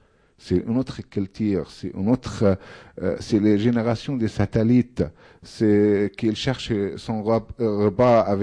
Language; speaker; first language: French; non-native, fluent; Arabic